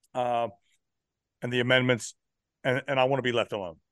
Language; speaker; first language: English; native; English